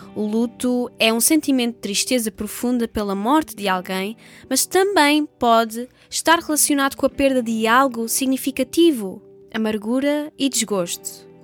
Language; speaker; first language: Portuguese; native; Portuguese